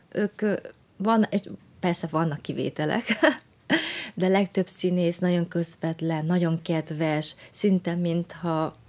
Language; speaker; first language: Hungarian; early bilingual, other home language; Vietnamese